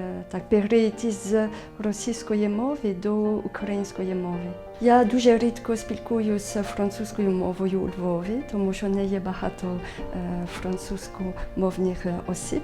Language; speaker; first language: Ukrainian; non-native, learner; French